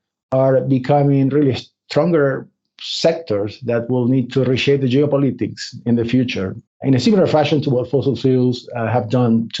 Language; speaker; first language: English; non-native, fluent; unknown